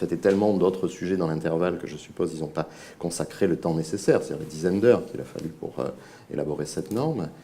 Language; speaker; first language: French; native; French